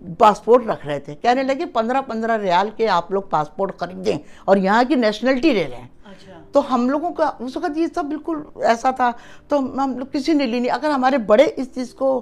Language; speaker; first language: Urdu; early bilingual, heritage; Urdu